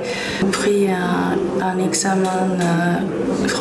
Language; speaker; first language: French; non-native, learner; Japanese